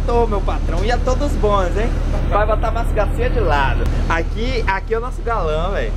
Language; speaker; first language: Portuguese; native; Portuguese